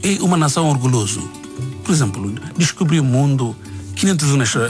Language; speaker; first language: Portuguese; non-native, learner; Bangla